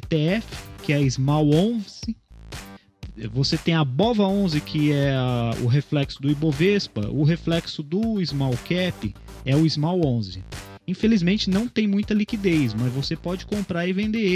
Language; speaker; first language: Portuguese; native; Portuguese